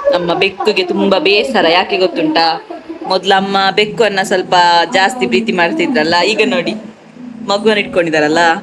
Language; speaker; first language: Kannada; non-native, local second language; Tulu